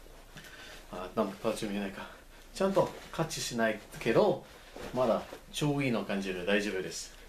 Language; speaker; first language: Japanese; non-native, fluent; English